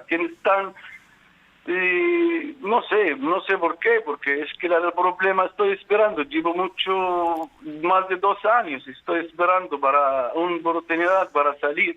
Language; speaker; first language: Spanish; non-native, fluent; Arabic